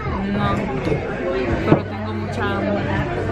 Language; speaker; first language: Spanish; early bilingual, heritage; Spanish